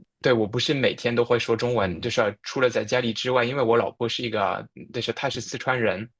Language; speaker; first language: Chinese; non-native, fluent; French